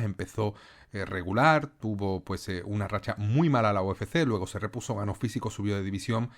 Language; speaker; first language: Spanish; native; Spanish